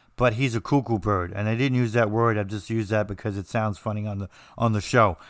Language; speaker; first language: English; native; English